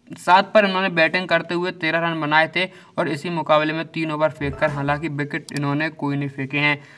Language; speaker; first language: Hindi; native; Hindi